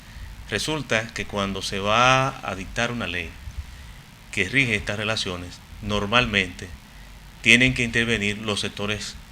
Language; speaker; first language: Spanish; native; Spanish